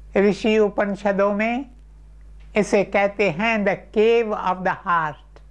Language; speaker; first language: Urdu; non-native, local second language; Sindhi